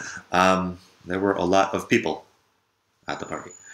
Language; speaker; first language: English; native; English